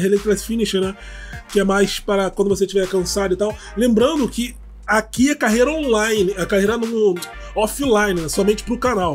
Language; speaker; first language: Portuguese; native; Portuguese